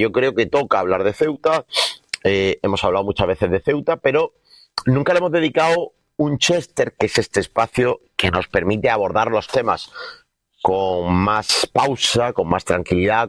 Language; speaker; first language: Spanish; native; Spanish